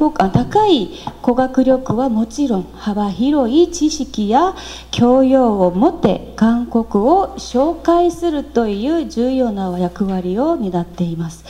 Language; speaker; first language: Japanese; non-native, fluent; Korean